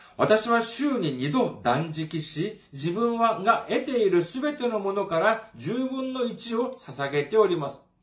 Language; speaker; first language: Japanese; non-native, fluent; Korean